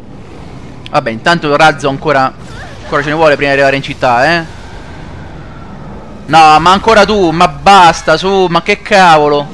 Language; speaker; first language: Italian; native; Italian